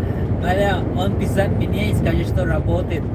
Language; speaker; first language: Russian; non-native, learner; English